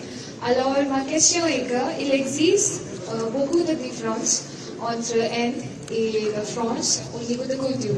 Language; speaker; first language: French; non-native, fluent; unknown